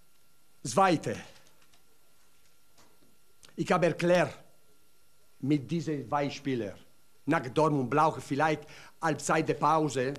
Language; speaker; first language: German; non-native, learner; Italian